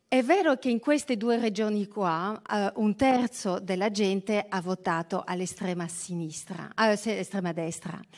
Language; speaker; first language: Italian; early bilingual, heritage; French